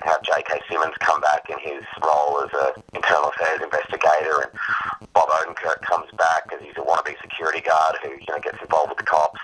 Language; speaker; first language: English; native; English